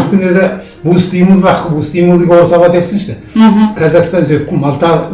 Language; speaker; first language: Mongolian; non-native, local second language; Kazakh